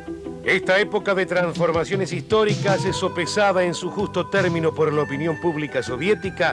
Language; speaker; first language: Spanish; native; Spanish